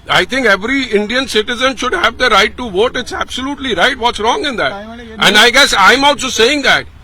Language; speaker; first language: English; non-native, local second language; Punjabi